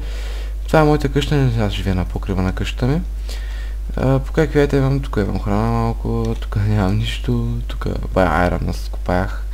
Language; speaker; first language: Bulgarian; native; Bulgarian